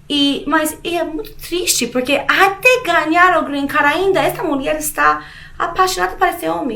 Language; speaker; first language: Portuguese; non-native, fluent; Spanish